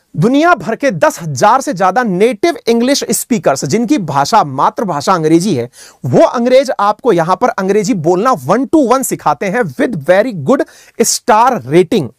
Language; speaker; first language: Hindi; native; Hindi